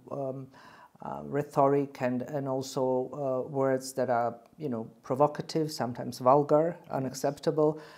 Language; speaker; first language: English; non-native, fluent; Bosnian